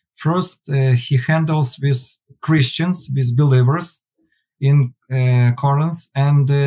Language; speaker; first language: English; non-native, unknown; Ukrainian